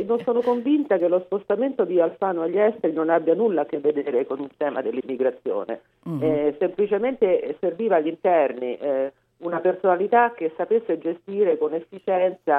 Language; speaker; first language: Italian; native; Italian